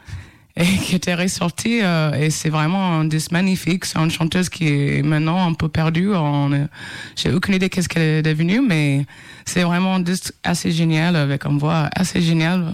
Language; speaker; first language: French; non-native, fluent; English